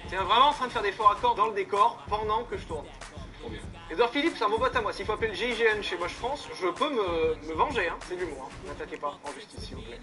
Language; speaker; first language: French; native; French